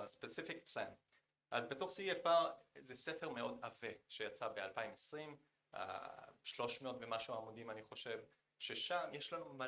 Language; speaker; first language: Hebrew; non-native, fluent; Korean